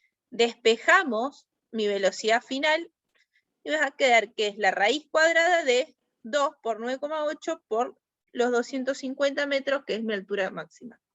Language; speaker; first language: Spanish; native; Spanish